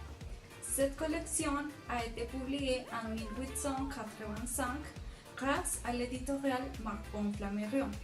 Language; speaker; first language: French; non-native, fluent; Spanish